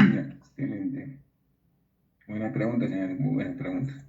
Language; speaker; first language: Spanish; native; Spanish